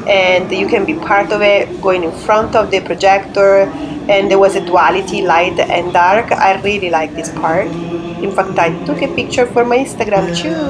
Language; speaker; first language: English; non-native, fluent; Italian